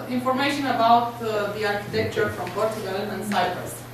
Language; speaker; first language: English; non-native, learner; Romanian